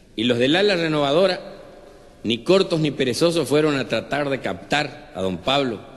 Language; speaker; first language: Spanish; native; Spanish